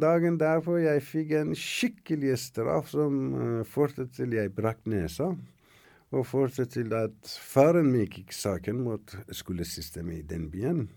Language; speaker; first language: Norwegian; non-native, fluent; Persian